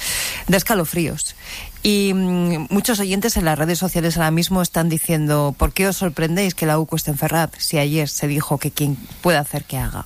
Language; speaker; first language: Spanish; native; Spanish